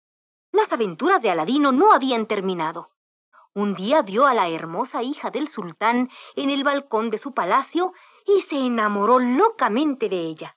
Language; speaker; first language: Spanish; native; Spanish